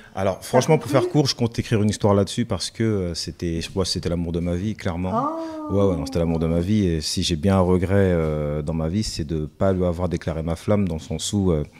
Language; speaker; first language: French; native; French